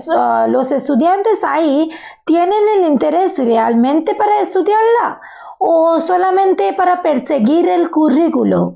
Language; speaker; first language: Spanish; non-native, learner; Bangla